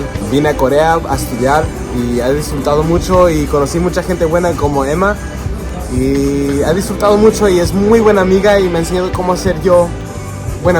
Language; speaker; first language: Spanish; early bilingual, heritage; Spanish